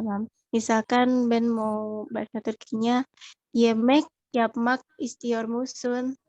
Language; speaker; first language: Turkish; non-native, learner; Indonesian